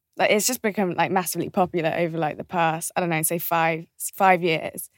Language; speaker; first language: English; native; English